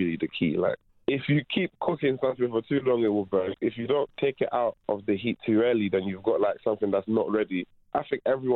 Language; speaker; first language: English; non-native, local second language; French